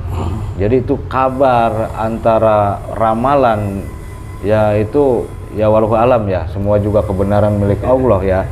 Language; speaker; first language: Indonesian; native; Indonesian